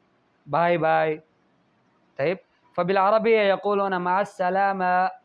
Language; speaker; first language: Arabic; non-native, fluent; Urdu